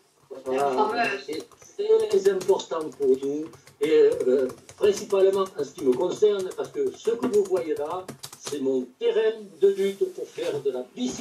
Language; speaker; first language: French; native; French